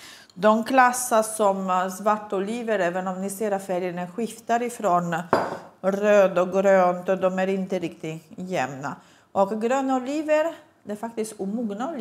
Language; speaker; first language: Swedish; non-native, fluent; Italian